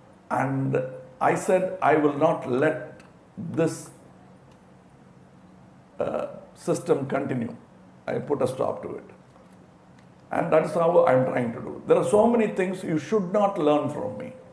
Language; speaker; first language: English; non-native, local second language; Tamil